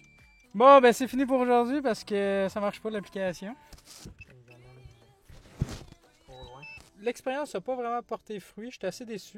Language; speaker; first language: French; native; French